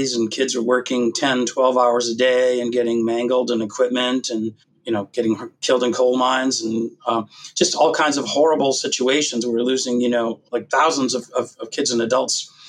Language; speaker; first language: English; native; English